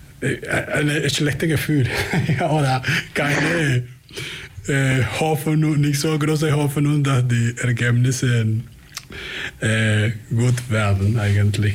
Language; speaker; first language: German; non-native, fluent; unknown